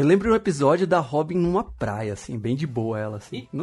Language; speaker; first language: Portuguese; native; Portuguese